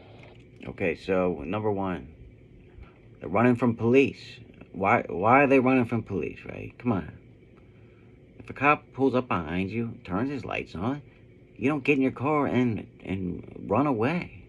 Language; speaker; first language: English; native; English